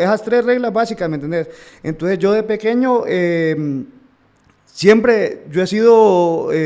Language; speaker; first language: Spanish; native; Spanish